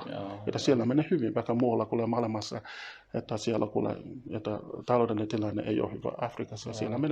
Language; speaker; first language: Finnish; non-native, fluent; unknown